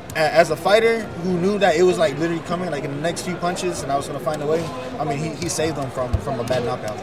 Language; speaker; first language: English; early bilingual, other home language; Spanish